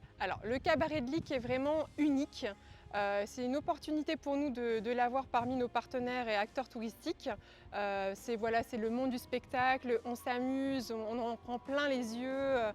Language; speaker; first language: French; native; French